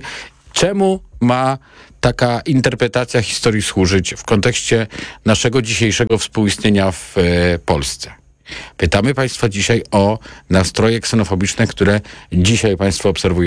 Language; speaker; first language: Polish; native; Polish